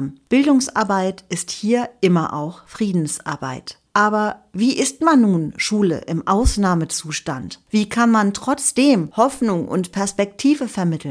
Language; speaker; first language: German; native; German